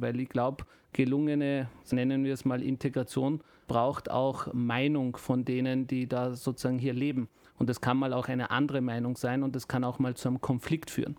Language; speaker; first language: German; early bilingual, other home language; Turkish